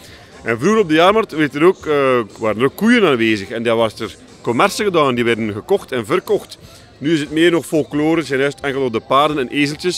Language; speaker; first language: Dutch; native; Dutch